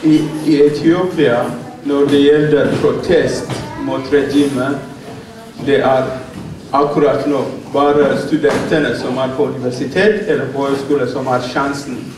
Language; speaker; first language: Norwegian; non-native, fluent; Oromo